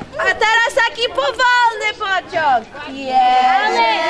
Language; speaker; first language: Polish; early bilingual, heritage; Polish